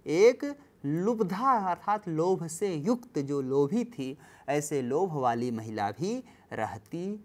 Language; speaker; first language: Hindi; native; Hindi